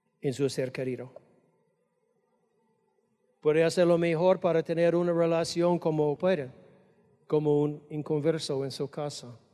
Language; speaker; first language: Spanish; non-native, fluent; English